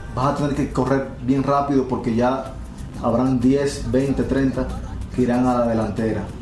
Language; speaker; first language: Spanish; native; Spanish